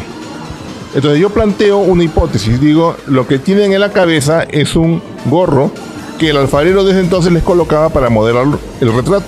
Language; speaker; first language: Spanish; native; Spanish